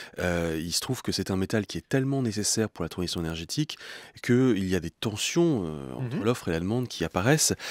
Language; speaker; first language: French; native; French